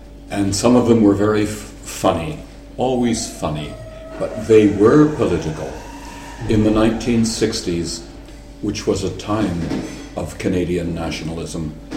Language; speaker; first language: English; native; English